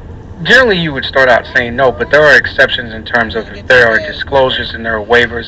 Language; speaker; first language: English; native; English